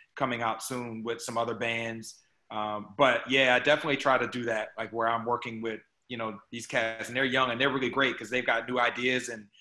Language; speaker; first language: English; native; English